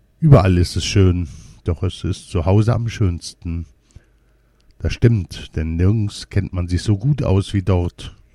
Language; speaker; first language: German; early bilingual, other home language; Polish